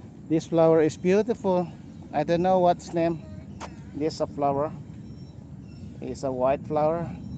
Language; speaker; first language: English; non-native, local second language; Malay